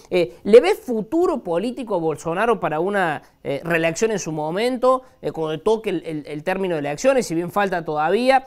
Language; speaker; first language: Spanish; native; Spanish